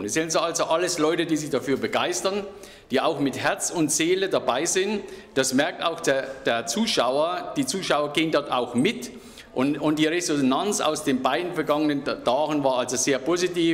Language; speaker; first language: German; native; German